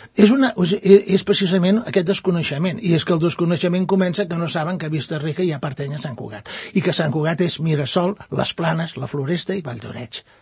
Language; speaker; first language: Catalan; non-native, local second language; Spanish